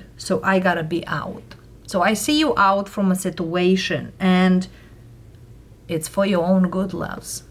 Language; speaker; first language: English; non-native, fluent; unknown